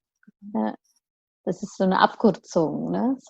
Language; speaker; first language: German; non-native, fluent; Indonesian